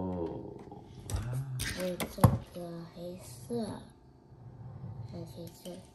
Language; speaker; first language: Chinese; early bilingual, heritage; Chinese